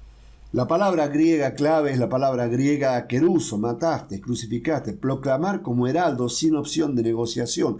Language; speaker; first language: Spanish; native; Spanish